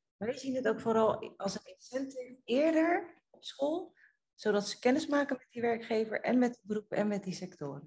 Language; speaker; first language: Dutch; early bilingual, other home language; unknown